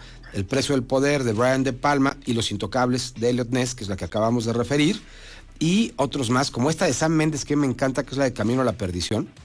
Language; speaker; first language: Spanish; native; Spanish